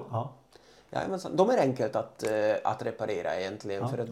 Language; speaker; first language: Swedish; non-native, fluent; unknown